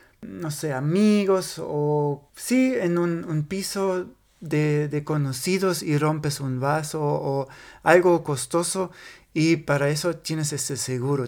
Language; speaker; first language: Spanish; non-native, fluent; German